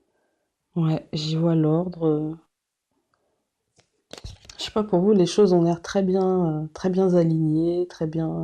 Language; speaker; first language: French; native; French